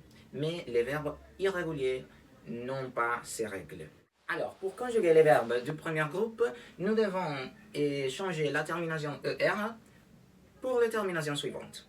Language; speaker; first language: French; non-native, learner; Spanish